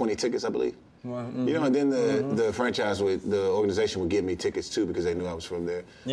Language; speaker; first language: English; native; English